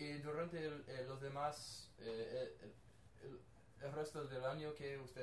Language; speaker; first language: Spanish; non-native, learner; English